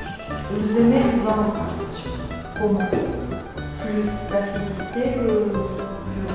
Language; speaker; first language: French; non-native, fluent; Japanese